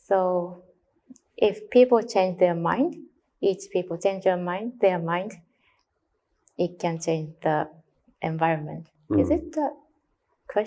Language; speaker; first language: English; non-native, learner; Japanese